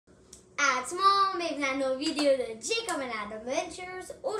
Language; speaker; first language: French; non-native, local second language; English